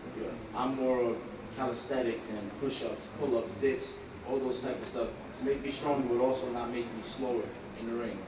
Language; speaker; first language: English; native; English